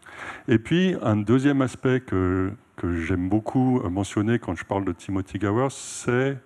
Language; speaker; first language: French; native; French